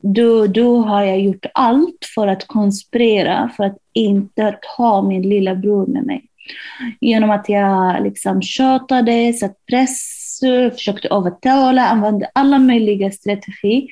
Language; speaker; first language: Swedish; non-native, fluent; Arabic